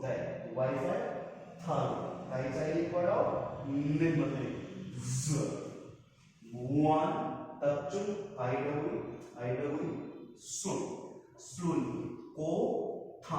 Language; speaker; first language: Vietnamese; non-native, learner; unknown